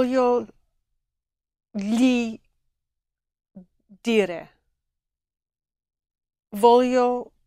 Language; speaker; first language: Italian; non-native, learner; English